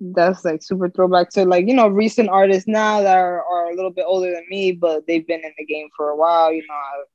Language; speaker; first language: English; native; English